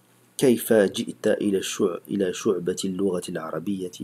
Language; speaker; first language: Arabic; non-native, fluent; French